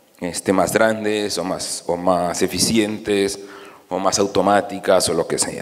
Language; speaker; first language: Spanish; native; Spanish